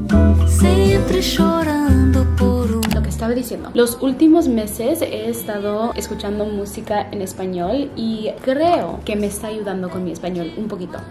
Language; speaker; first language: Spanish; early bilingual, heritage; Spanish